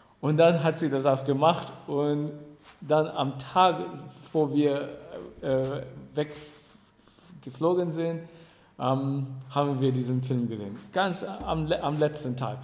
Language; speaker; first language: German; non-native, fluent; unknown